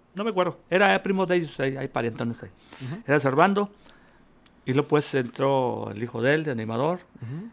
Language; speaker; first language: Spanish; native; Spanish